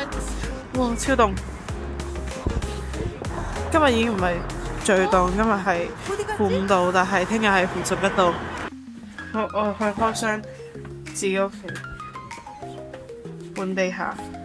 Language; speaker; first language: Cantonese; native; Cantonese